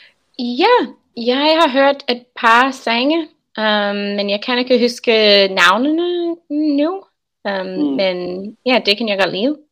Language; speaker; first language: Danish; non-native, learner; English